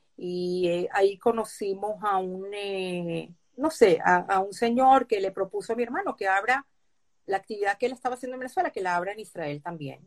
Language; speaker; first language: Spanish; early bilingual, other home language; Hebrew